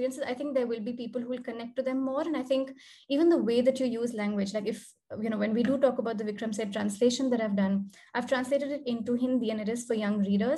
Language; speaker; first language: English; non-native, local second language; Hindi